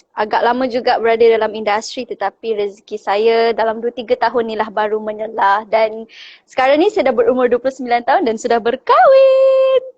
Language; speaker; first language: Malay; native; Malay